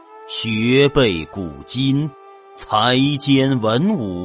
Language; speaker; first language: Chinese; native; Chinese